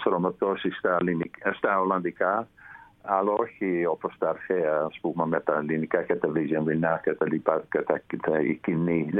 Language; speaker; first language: Greek; non-native, fluent; Dutch